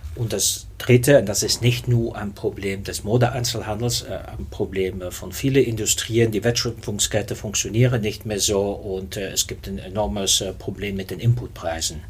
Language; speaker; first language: German; non-native, fluent; Dutch